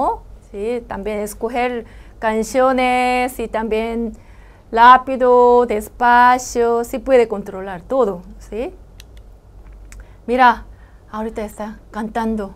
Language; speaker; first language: Spanish; non-native, learner; Korean